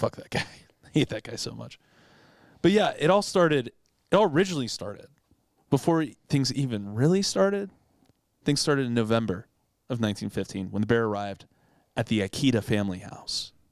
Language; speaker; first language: English; native; English